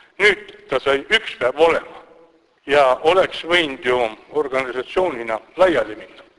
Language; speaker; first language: Estonian; non-native, local second language; Russian